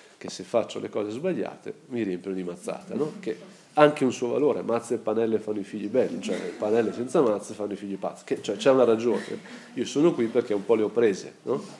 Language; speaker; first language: Italian; native; Italian